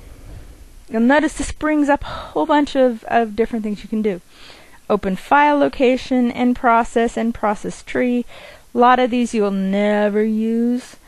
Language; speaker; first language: English; native; English